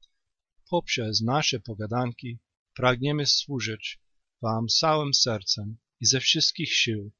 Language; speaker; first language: Polish; native; Polish